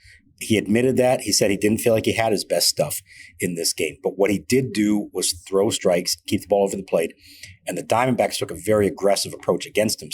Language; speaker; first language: English; native; English